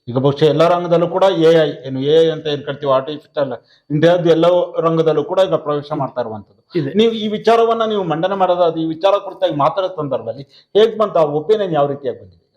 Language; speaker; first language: Kannada; native; Kannada